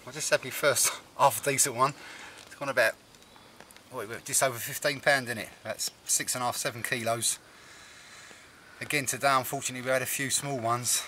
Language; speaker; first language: English; native; English